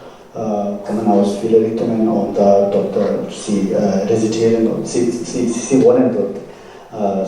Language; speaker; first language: German; non-native, fluent; Tibetan